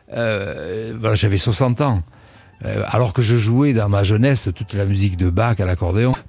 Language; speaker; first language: French; native; French